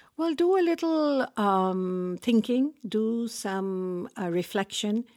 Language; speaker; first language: English; non-native, local second language; Urdu